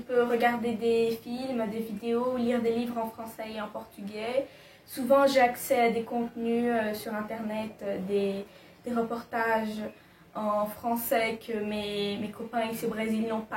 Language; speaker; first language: French; early bilingual, heritage; French